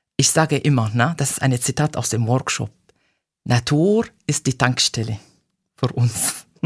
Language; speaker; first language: German; non-native, fluent; Arabic